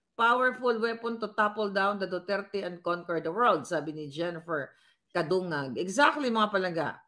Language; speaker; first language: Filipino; non-native, local second language; Cebuano